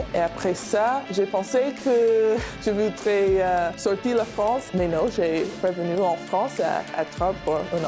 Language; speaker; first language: French; non-native, learner; English